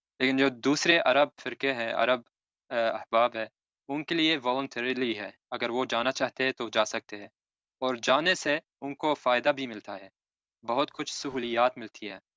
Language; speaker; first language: Urdu; early bilingual, heritage; Urdu